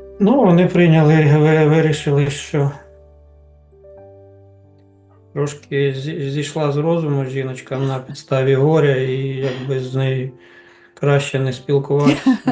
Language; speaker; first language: Ukrainian; native; Ukrainian